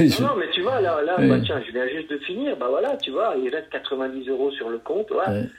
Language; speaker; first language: French; native; French